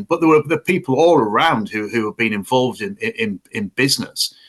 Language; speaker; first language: English; native; English